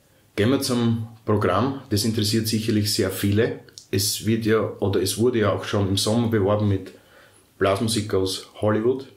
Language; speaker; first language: German; native; German